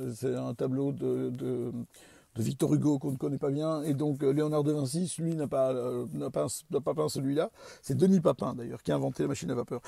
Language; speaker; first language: French; native; French